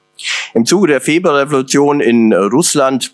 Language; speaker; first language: German; native; German